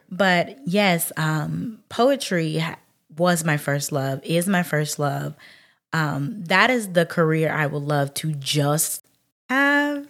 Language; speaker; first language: English; native; English